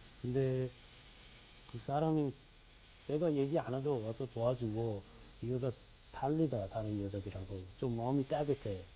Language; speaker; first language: Korean; non-native, learner; Persian